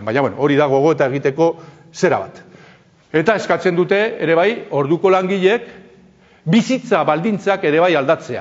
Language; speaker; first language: Basque; native; Basque